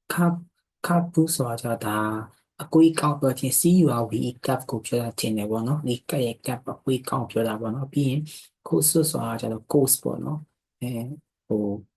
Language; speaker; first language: Burmese; native; Burmese